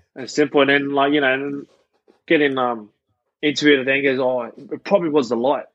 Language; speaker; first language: English; native; English